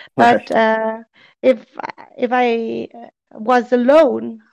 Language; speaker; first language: English; non-native, fluent; German